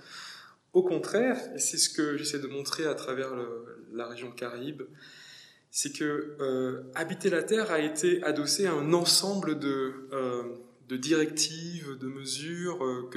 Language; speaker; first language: French; native; French